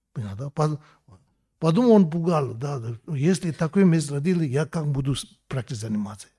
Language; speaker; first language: Russian; non-native, learner; Tibetan